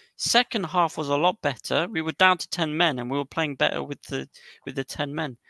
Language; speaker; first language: English; native; English